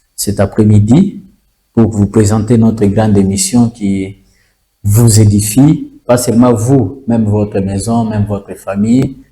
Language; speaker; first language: French; non-native, local second language; Swahili